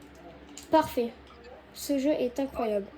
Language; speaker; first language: French; native; French